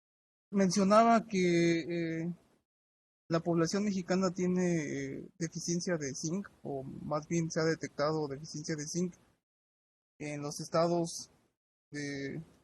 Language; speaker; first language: Spanish; native; Spanish